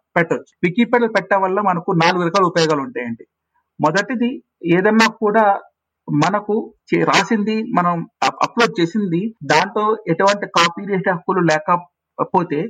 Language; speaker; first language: Telugu; native; Telugu